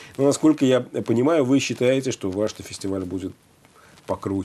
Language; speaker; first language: Russian; native; Russian